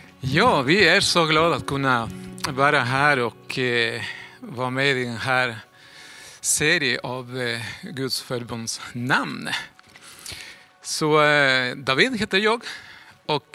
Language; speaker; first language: Swedish; non-native, fluent; Spanish